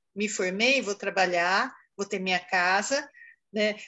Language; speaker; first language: Portuguese; early bilingual, heritage; Portuguese